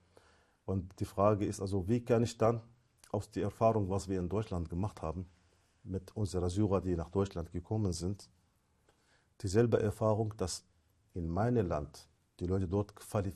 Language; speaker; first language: German; non-native, fluent; Arabic